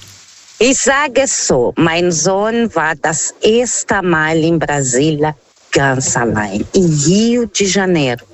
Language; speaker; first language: German; non-native, learner; Portuguese